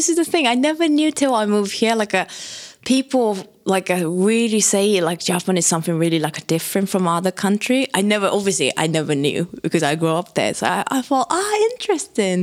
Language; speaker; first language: English; non-native, fluent; Japanese